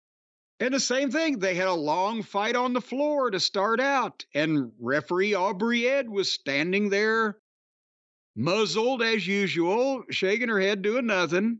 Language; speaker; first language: English; native; English